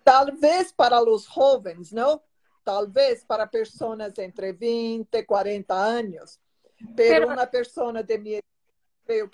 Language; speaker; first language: Spanish; non-native, learner; Portuguese